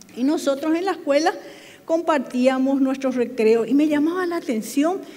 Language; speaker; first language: Spanish; non-native, local second language; Guarani